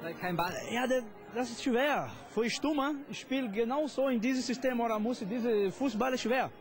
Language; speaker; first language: German; non-native, learner; Portuguese